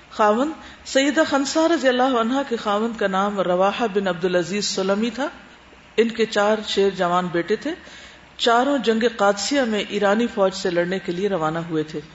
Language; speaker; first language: Urdu; native; Urdu